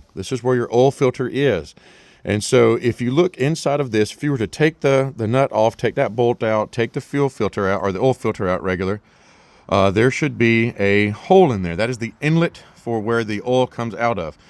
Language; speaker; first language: English; native; English